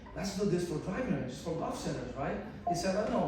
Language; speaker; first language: English; non-native, fluent; Portuguese